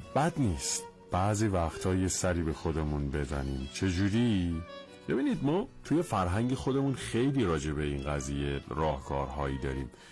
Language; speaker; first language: Persian; native; Persian